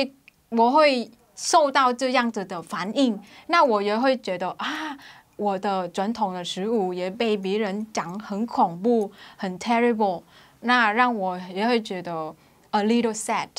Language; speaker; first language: Chinese; non-native, fluent; Vietnamese